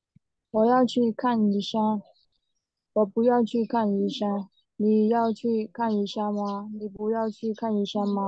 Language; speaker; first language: Chinese; non-native, learner; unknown